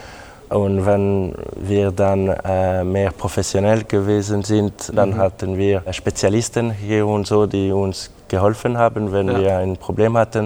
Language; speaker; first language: German; non-native, local second language; French